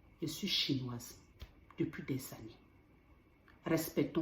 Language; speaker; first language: French; native; French